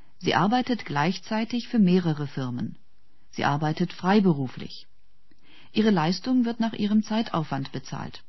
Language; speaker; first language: German; native; German